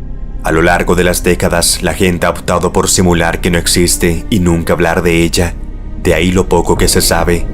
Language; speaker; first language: Spanish; native; Spanish